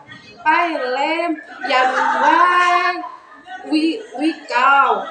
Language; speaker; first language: Cantonese; non-native, learner; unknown